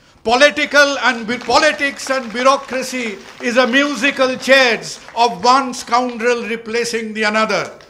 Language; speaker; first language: English; non-native, local second language; Bangla